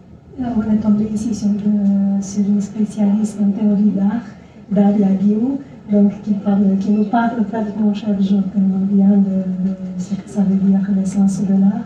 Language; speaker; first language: French; non-native, fluent; Romanian